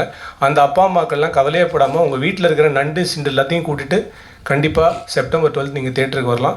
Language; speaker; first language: Tamil; native; Tamil